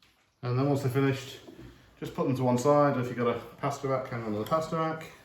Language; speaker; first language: English; native; English